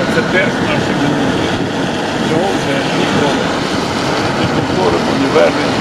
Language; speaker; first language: Ukrainian; native; Ukrainian